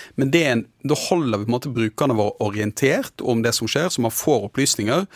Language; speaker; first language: Norwegian; native; Norwegian